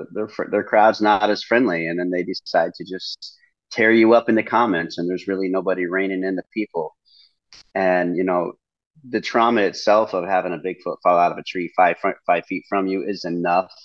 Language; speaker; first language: English; native; English